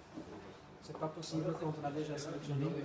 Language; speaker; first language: French; non-native, fluent; Dutch